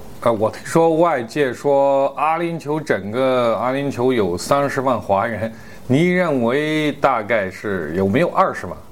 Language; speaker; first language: Chinese; native; Chinese